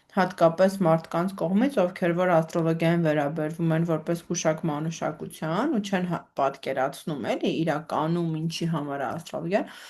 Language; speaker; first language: Armenian; native; Armenian